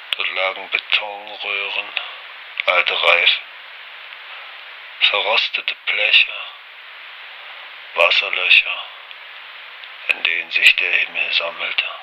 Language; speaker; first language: German; native; German